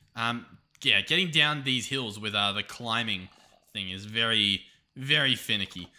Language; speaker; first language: English; native; English